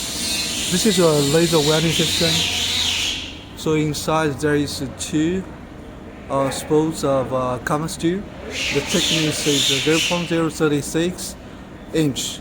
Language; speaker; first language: English; non-native, learner; Chinese